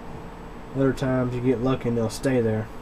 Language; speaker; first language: English; native; English